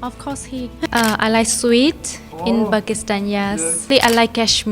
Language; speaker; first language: English; non-native, learner; Chinese